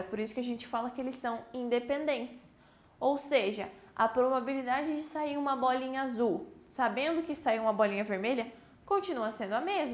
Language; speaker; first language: Portuguese; native; Portuguese